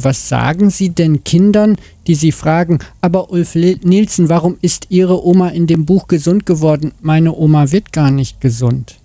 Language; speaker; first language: German; native; German